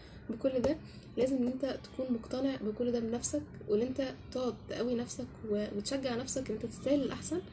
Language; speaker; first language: Arabic; native; Arabic